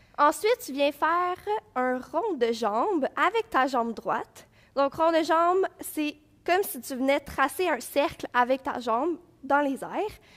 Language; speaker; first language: French; native; French